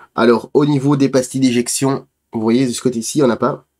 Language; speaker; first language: French; native; French